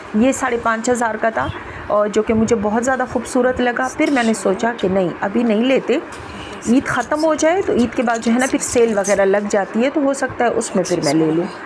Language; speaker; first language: Urdu; non-native, local second language; Pashto